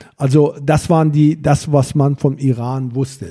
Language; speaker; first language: German; early bilingual, other home language; Persian